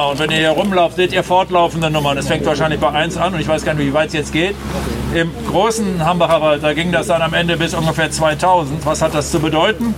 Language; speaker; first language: German; native; German